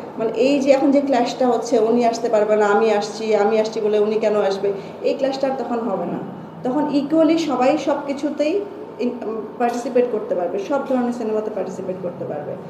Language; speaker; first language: Bangla; early bilingual, heritage; Bangla